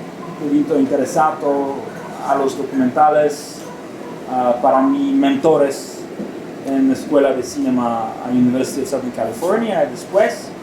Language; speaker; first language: Spanish; non-native, learner; Romanian